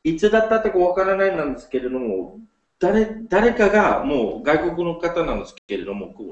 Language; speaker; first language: Japanese; non-native, fluent; English